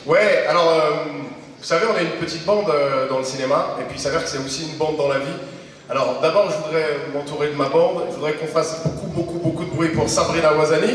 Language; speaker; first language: French; native; French